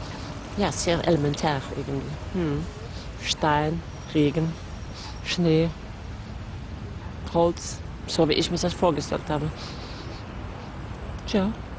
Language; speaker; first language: German; non-native, fluent; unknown